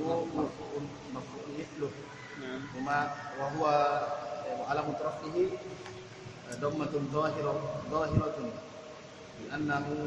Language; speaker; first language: Arabic; non-native, learner; Indonesian